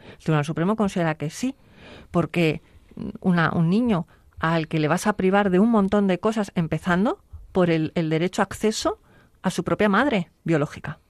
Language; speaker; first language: Spanish; native; Spanish